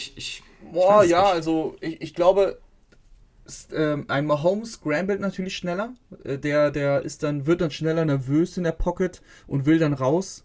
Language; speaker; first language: German; native; German